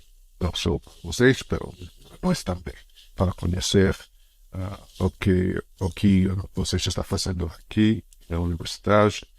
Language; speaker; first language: Portuguese; non-native, fluent; English